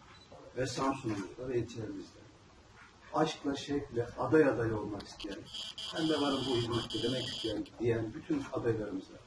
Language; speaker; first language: Turkish; native; Turkish